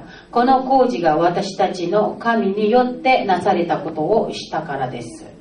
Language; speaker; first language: Japanese; non-native, fluent; Filipino